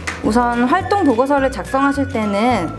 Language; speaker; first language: Korean; native; Korean